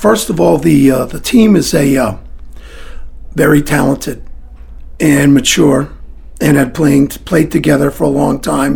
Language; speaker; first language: English; early bilingual, other home language; French